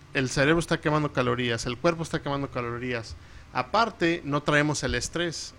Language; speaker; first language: Spanish; early bilingual, heritage; Spanish